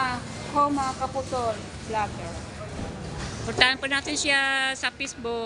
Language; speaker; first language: Filipino; native; Filipino